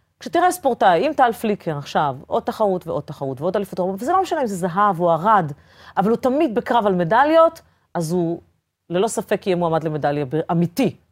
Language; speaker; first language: Hebrew; early bilingual, other home language; Portuguese